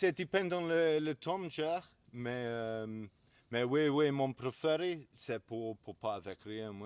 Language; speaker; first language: French; non-native, learner; English